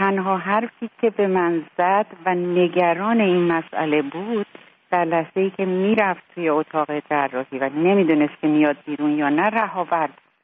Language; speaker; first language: Persian; native; Persian